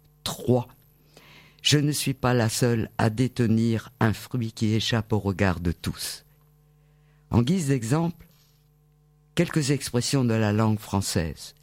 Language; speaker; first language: French; native; French